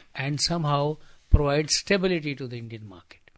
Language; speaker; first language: English; non-native, local second language; Hindi